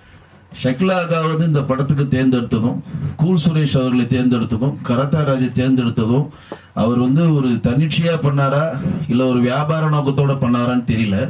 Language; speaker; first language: Tamil; native; Tamil